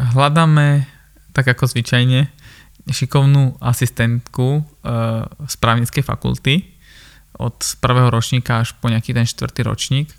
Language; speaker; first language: Slovak; early bilingual, other home language; Armenian